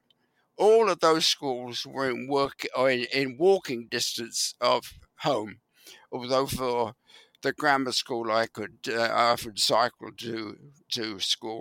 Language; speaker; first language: English; native; English